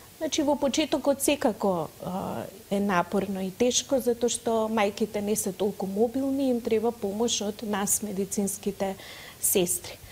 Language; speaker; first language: Macedonian; native; Macedonian